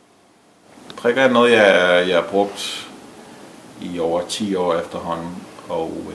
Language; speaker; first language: Danish; early bilingual, other home language; Spanish